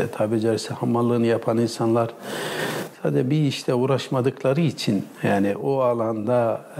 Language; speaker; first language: Turkish; native; Turkish